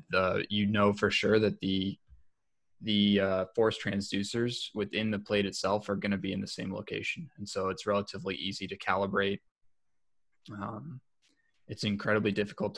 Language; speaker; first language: English; native; English